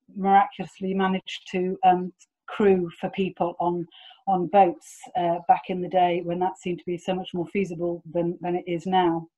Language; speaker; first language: English; native; English